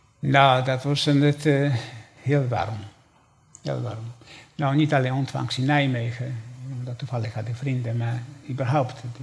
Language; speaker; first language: Dutch; non-native, fluent; Polish